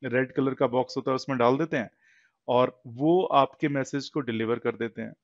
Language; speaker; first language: Hindi; native; Hindi